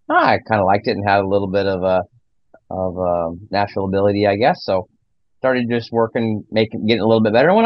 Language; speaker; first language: English; native; English